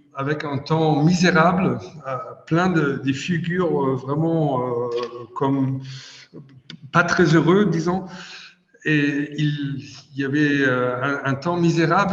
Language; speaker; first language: French; non-native, fluent; German